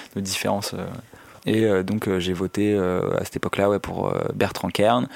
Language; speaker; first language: French; native; French